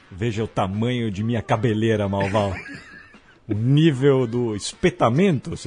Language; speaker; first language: Portuguese; native; Portuguese